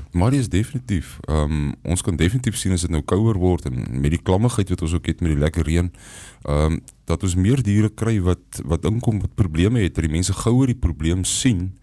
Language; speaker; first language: Afrikaans; native; Afrikaans